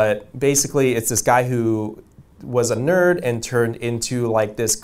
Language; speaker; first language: English; native; English